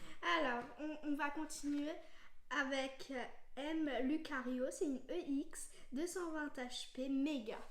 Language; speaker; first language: French; native; French